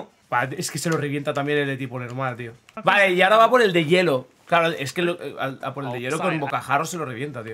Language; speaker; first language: Spanish; native; Spanish